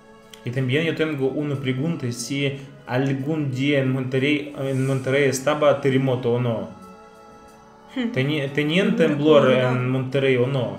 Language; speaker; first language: Spanish; non-native, learner; Russian